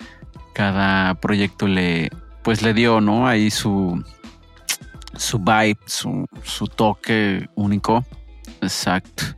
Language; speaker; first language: Spanish; native; Spanish